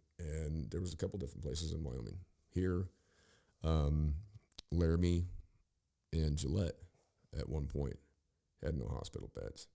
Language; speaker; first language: English; native; English